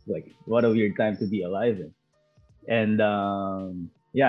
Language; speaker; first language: English; non-native, local second language; Filipino